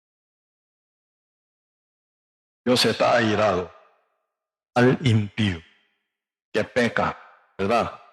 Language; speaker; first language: Spanish; non-native, learner; Korean